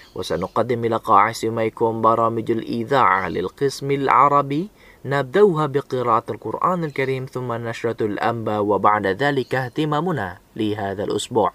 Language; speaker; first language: Arabic; non-native, fluent; Indonesian